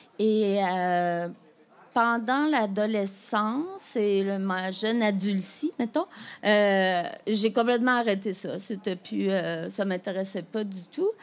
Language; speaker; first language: French; native; French